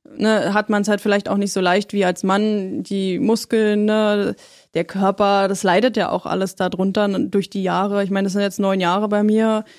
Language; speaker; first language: German; native; German